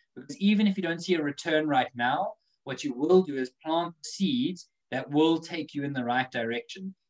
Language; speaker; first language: English; native; English